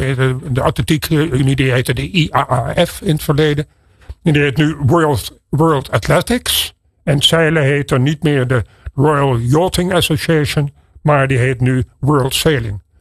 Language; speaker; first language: Dutch; native; Dutch